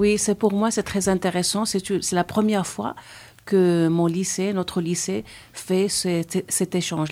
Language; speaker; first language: French; non-native, fluent; Spanish